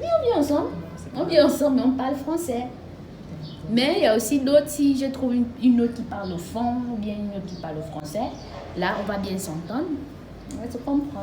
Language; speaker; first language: French; non-native, local second language; Fang